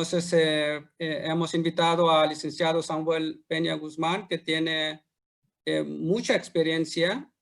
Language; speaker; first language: Spanish; non-native, fluent; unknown